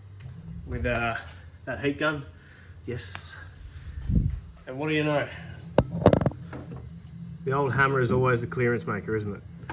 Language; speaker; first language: English; native; English